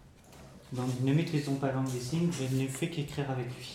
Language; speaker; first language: French; native; French